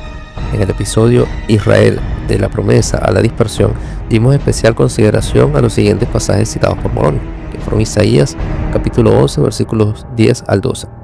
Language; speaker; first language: Spanish; native; Spanish